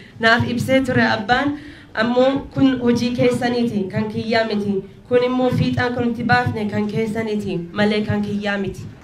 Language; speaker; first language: Oromo; early bilingual, heritage; Oromo